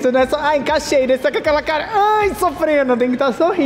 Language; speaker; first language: Portuguese; native; Portuguese